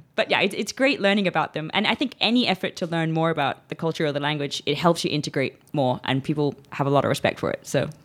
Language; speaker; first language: English; early bilingual, other home language; Arabic